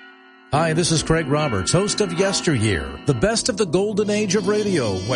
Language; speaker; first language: English; native; English